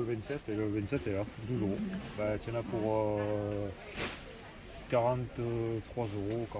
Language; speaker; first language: French; native; French